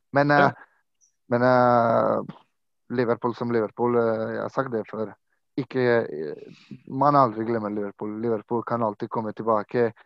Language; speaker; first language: Norwegian; non-native, fluent; Croatian